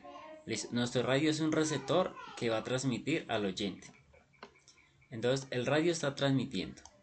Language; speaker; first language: Spanish; native; Spanish